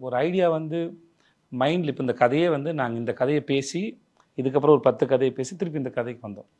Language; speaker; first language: Tamil; native; Tamil